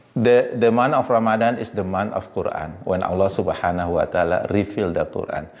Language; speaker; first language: English; non-native, fluent; Indonesian